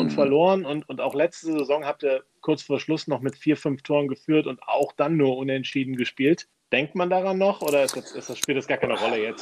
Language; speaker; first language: German; native; German